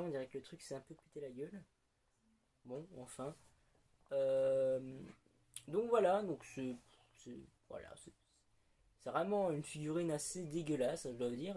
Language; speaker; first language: French; native; French